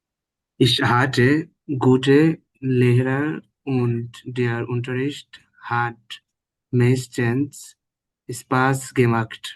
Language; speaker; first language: German; non-native, learner; Bangla